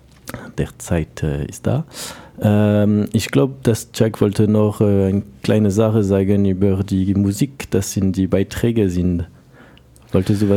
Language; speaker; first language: German; non-native, learner; French